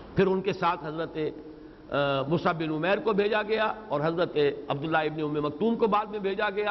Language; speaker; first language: Urdu; native; Urdu